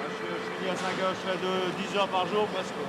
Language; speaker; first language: French; native; French